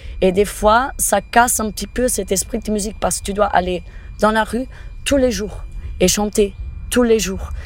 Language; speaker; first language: French; non-native, fluent; Portuguese